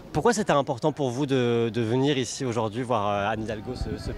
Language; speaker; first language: French; native; French